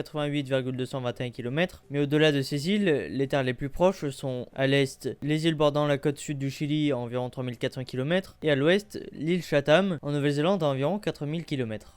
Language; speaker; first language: French; native; French